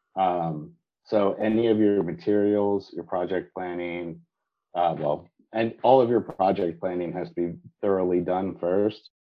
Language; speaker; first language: English; native; English